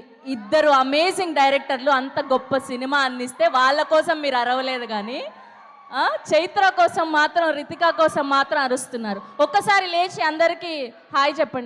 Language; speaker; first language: Telugu; native; Telugu